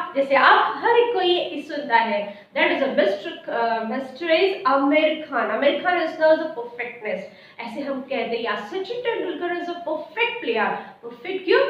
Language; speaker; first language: Hindi; non-native, local second language; Marathi